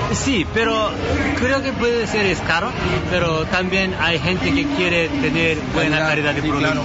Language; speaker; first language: Spanish; non-native, learner; Japanese